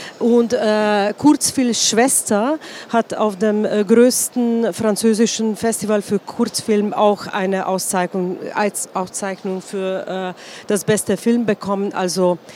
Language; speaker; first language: German; non-native, fluent; Slovenian